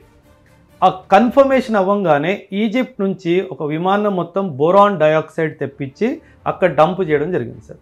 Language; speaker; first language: Telugu; non-native, local second language; Punjabi